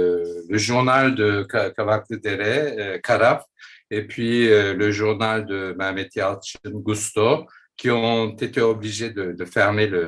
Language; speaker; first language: French; non-native, fluent; Turkish